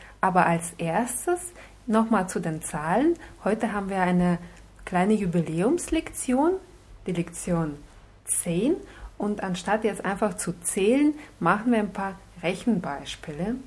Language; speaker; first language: German; non-native, fluent; Russian